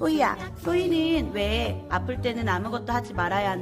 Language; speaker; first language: Korean; native; Korean